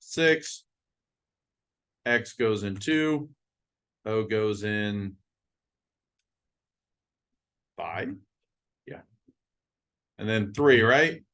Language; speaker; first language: English; native; English